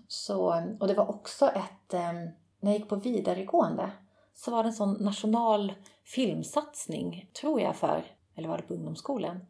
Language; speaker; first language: Swedish; native; Swedish